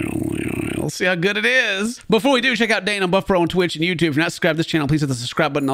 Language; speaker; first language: English; native; English